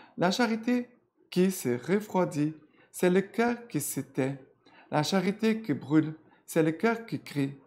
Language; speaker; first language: French; non-native, fluent; Portuguese